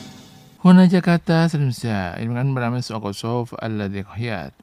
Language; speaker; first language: Arabic; non-native, learner; Indonesian